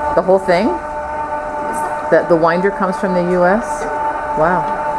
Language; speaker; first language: English; native; English